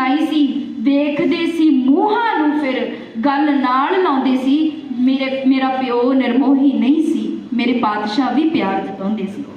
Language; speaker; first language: Punjabi; early bilingual, heritage; Punjabi